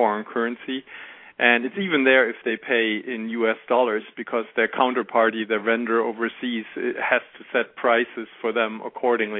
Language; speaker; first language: English; non-native, fluent; German